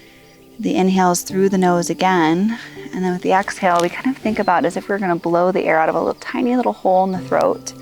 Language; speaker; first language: English; native; English